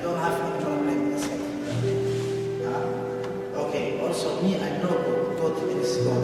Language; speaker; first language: English; non-native, learner; Somali